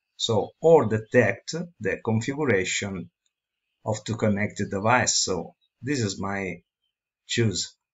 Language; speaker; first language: English; non-native, learner; Italian